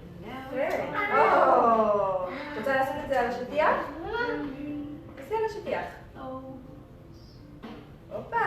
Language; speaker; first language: Hebrew; native; Hebrew